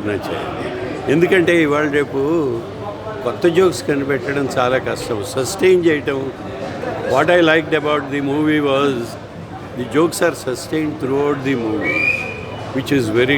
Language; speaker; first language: Telugu; native; Telugu